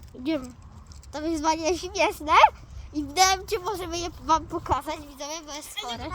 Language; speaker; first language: Polish; native; Polish